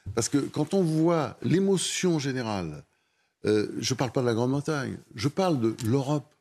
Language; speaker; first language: French; native; French